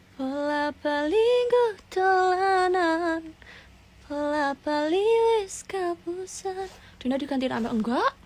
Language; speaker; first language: Indonesian; non-native, local second language; Javanese